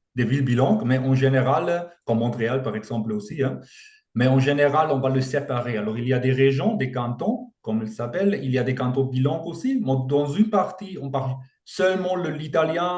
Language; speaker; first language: French; non-native, fluent; German